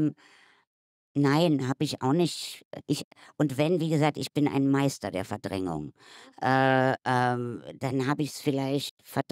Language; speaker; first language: German; native; German